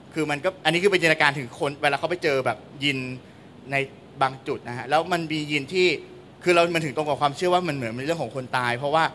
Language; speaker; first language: Thai; native; Thai